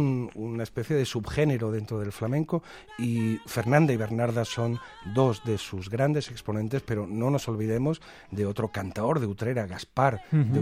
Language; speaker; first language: Spanish; native; Spanish